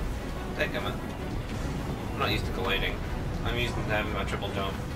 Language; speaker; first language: English; native; English